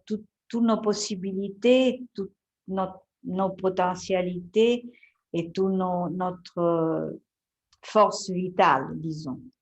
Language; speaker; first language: French; non-native, fluent; Italian